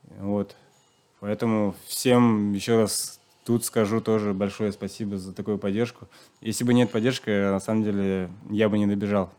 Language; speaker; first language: Russian; non-native, local second language; Chuvash